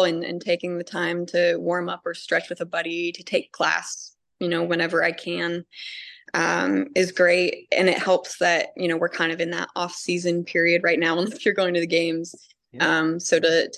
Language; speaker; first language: English; native; English